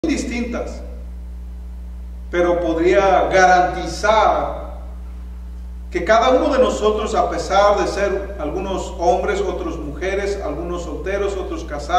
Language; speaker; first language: Spanish; native; Spanish